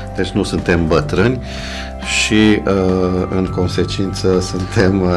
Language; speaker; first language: Romanian; non-native, local second language; Hungarian